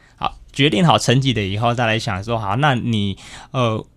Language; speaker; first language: Chinese; native; Chinese